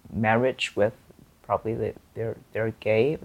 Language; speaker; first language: English; non-native, fluent; Vietnamese